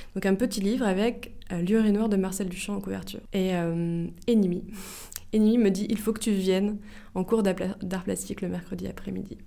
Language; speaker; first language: French; native; French